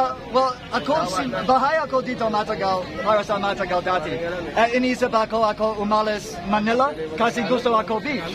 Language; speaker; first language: Filipino; non-native, learner; English